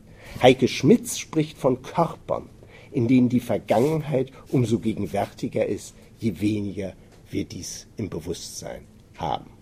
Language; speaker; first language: German; native; German